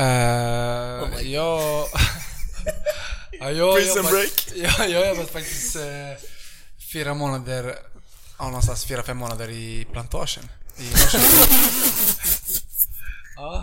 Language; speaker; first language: Swedish; native; Swedish